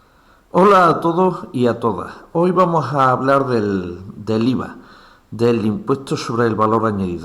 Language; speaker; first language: Spanish; native; Spanish